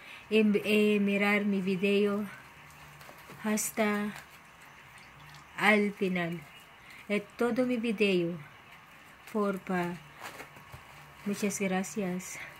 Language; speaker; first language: Spanish; non-native, learner; Filipino